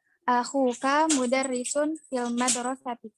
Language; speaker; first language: Arabic; non-native, learner; Indonesian